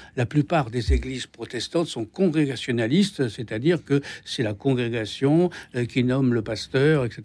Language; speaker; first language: French; native; French